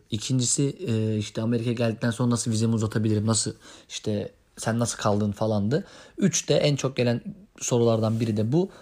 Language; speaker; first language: Turkish; native; Turkish